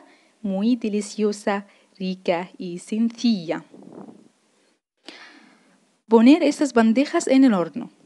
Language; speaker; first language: Spanish; non-native, fluent; Arabic